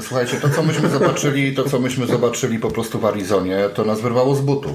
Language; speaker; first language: Polish; native; Polish